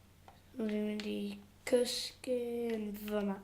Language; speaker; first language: Welsh; non-native, local second language; English